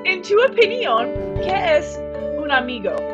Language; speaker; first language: Spanish; non-native, learner; English